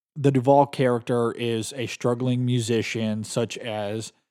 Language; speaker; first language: English; native; English